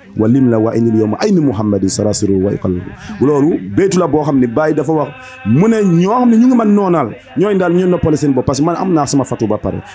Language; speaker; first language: Wolof; non-native, fluent; Bambara